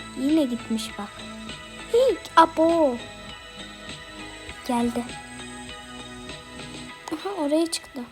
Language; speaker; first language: Turkish; native; Turkish